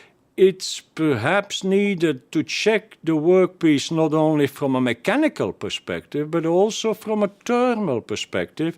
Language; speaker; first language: English; non-native, fluent; Dutch